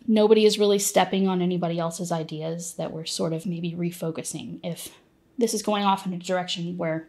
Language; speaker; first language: English; native; English